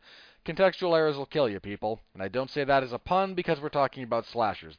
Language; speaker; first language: English; native; English